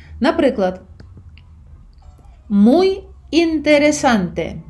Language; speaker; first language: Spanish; non-native, fluent; Ukrainian